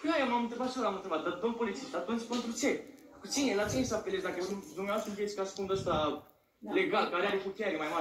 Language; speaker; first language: Romanian; native; Romanian